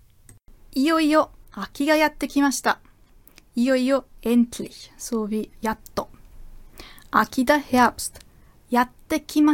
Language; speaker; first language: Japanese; non-native, fluent; German